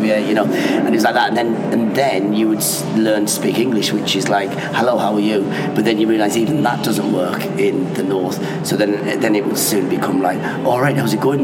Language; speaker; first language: English; non-native, local second language; Persian